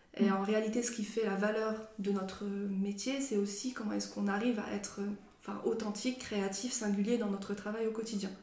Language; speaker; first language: French; non-native, local second language; Arabic